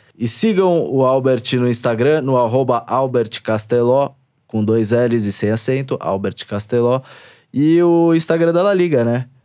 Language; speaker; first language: Portuguese; native; Portuguese